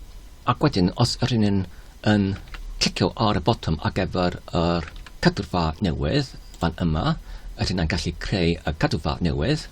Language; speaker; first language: Welsh; non-native, learner; Polish